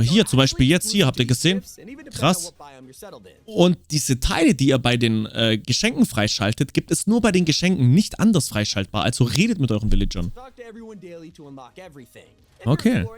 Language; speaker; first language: German; native; German